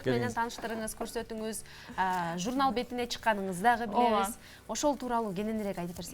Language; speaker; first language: Kyrgyz; native; Kyrgyz